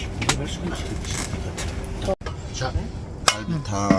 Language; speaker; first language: Korean; native; Korean